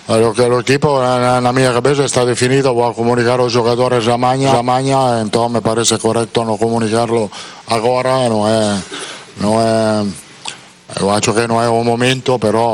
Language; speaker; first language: Portuguese; non-native, fluent; Italian